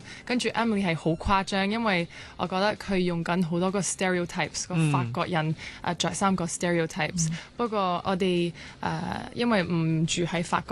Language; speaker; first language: Cantonese; non-native, local second language; French